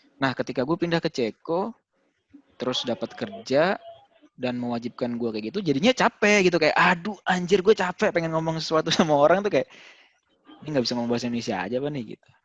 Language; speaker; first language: Indonesian; native; Indonesian